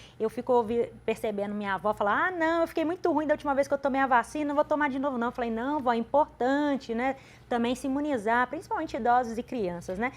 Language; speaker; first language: Portuguese; native; Portuguese